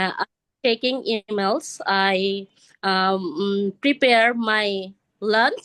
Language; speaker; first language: English; non-native, learner; Bangla